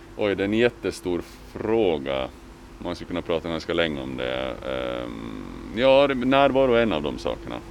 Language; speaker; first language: Swedish; native; Swedish